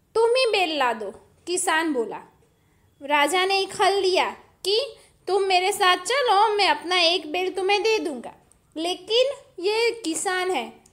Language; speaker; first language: Hindi; non-native, local second language; Gujarati